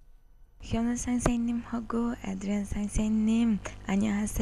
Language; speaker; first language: Korean; non-native, learner; Azerbaijani